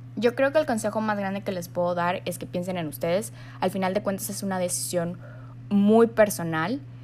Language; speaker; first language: Spanish; native; Spanish